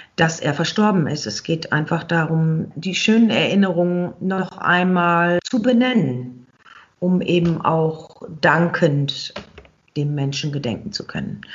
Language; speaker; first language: German; native; German